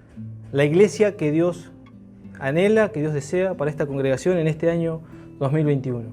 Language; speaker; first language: Spanish; native; Spanish